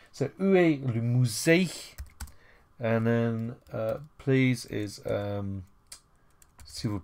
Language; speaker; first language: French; non-native, fluent; English